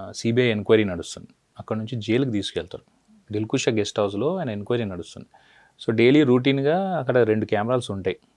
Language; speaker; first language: Telugu; native; Telugu